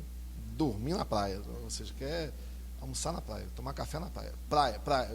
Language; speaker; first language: Portuguese; native; Portuguese